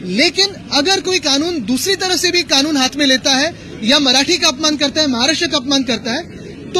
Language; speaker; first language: Hindi; non-native, local second language; Marathi